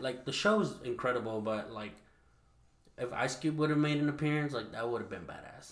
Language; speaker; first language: English; early bilingual, other home language; Spanish